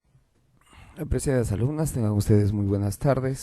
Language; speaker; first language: Spanish; native; Spanish